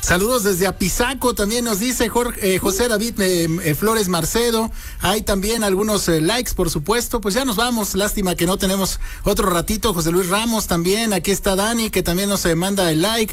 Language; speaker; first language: Spanish; native; Spanish